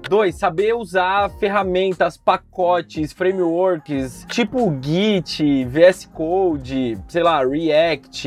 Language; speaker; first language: Portuguese; native; Portuguese